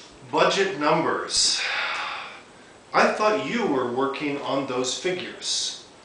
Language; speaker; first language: English; native; English